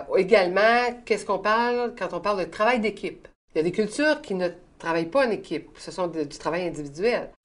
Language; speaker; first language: French; native; French